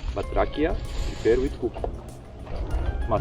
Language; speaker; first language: English; non-native, learner; Serbian